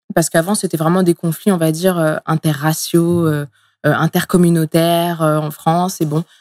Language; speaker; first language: French; early bilingual, other home language; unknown